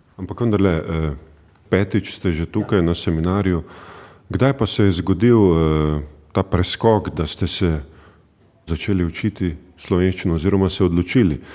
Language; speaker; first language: Slovenian; native; Slovenian